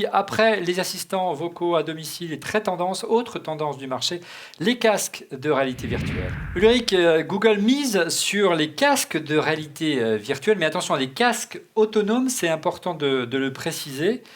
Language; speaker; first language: French; native; French